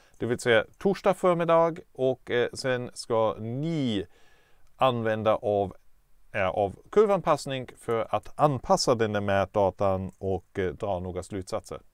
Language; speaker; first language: Swedish; non-native, fluent; German